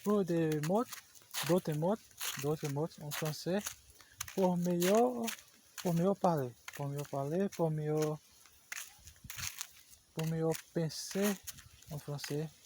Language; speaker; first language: French; non-native, learner; Portuguese